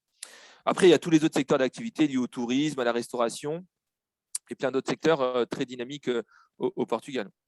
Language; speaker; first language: French; native; French